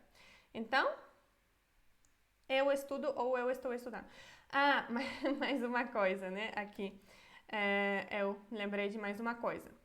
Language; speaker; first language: Portuguese; non-native, fluent; Polish